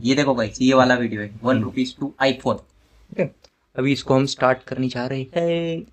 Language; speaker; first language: Hindi; non-native, local second language; Marathi